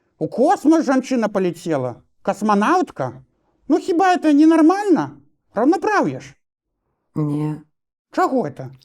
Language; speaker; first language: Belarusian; non-native, local second language; Russian